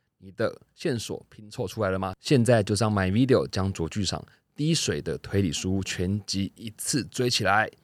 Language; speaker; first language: Chinese; native; Chinese